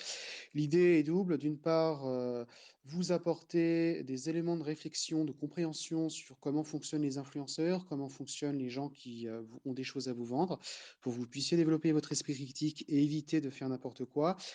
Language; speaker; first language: French; native; French